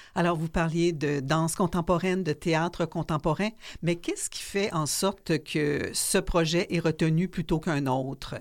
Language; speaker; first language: French; native; French